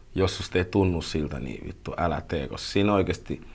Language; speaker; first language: Finnish; early bilingual, other home language; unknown